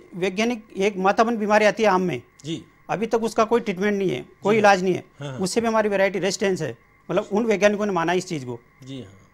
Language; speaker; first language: Hindi; native; Hindi